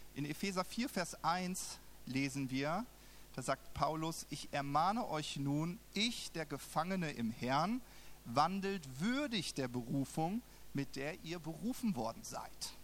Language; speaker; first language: German; native; German